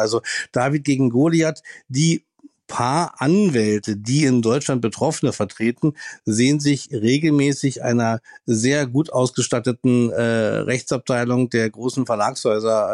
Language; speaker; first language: German; native; German